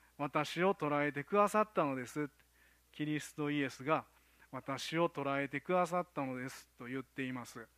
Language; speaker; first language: Japanese; native; Japanese